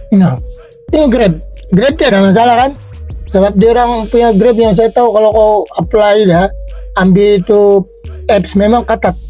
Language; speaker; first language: Malay; non-native, fluent; Filipino